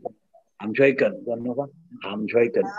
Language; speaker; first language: Chinese; non-native, learner; Indonesian